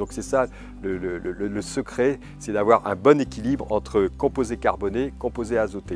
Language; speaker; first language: French; native; French